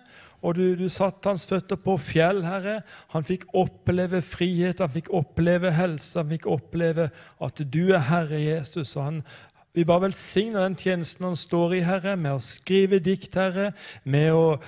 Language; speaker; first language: Norwegian; native; Norwegian